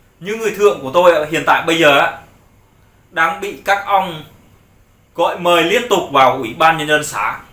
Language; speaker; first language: Vietnamese; non-native, local second language; Jarai